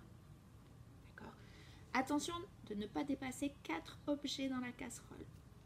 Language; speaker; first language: French; native; French